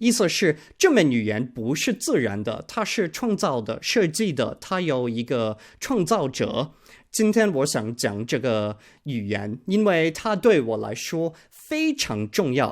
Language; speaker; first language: Chinese; non-native, learner; English